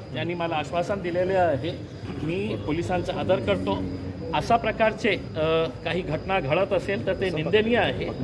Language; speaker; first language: Marathi; non-native, local second language; Urdu